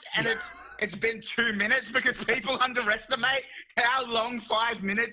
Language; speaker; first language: English; native; English